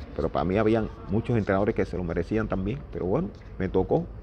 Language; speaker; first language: Spanish; native; Spanish